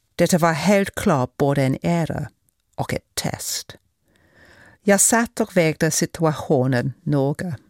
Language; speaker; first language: Swedish; non-native, fluent; English